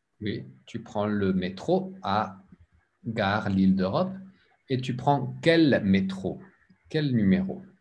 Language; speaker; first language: French; non-native, learner; English